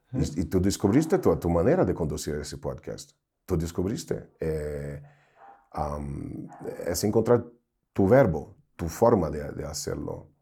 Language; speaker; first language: Spanish; non-native, fluent; Portuguese